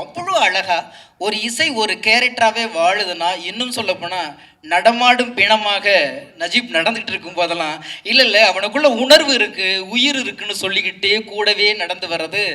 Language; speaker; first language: Tamil; native; Tamil